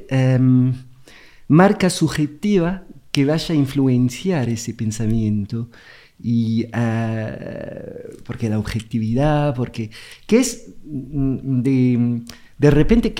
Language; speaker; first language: Spanish; non-native, fluent; French